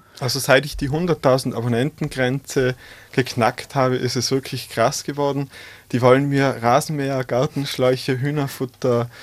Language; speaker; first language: German; native; German